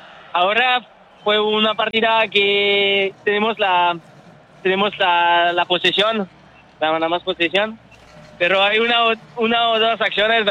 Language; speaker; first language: Spanish; non-native, learner; French